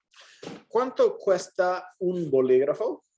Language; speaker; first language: Spanish; non-native, fluent; English